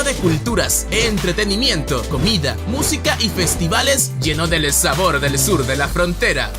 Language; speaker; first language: Spanish; native; Spanish